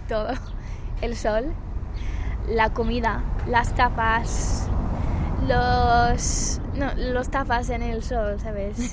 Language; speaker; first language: Spanish; non-native, fluent; English